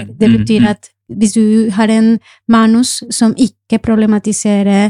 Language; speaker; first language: Norwegian; non-native, fluent; Spanish